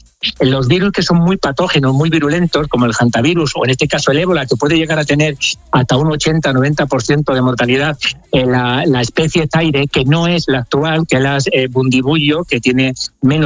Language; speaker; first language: Spanish; native; Spanish